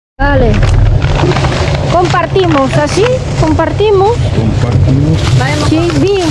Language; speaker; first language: Spanish; non-native, learner; Filipino